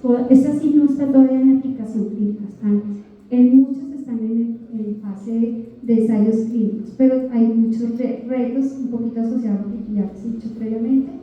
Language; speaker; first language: Spanish; native; Spanish